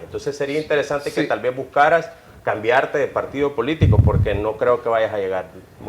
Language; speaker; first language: Spanish; native; Spanish